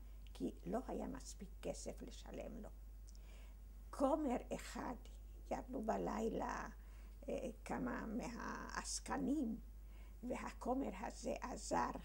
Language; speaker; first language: Hebrew; early bilingual, other home language; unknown